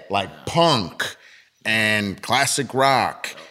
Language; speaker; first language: English; native; English